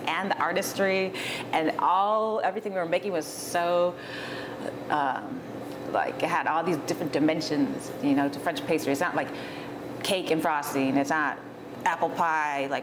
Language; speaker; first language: English; native; English